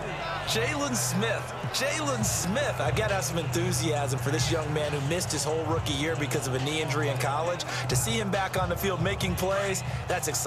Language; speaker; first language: English; native; English